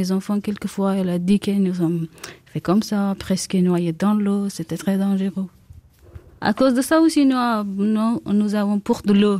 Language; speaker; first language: French; non-native, learner; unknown